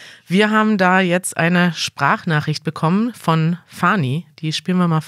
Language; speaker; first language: German; native; German